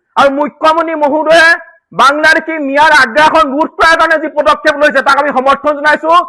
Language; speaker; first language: Assamese; native; Assamese